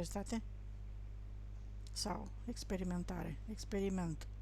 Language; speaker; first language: Romanian; native; Romanian